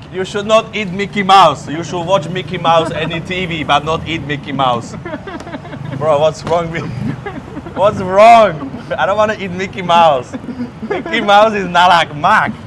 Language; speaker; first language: English; non-native, fluent; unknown